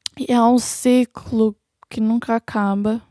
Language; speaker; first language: Portuguese; non-native, learner; English